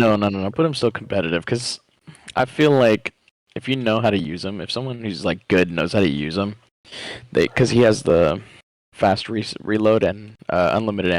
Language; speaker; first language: English; native; English